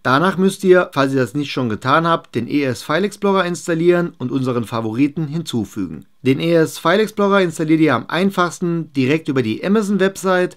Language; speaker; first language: German; native; German